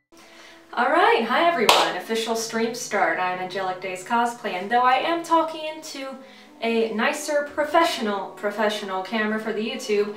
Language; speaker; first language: English; native; English